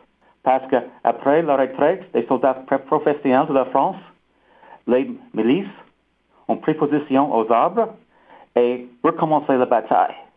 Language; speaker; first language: French; non-native, fluent; English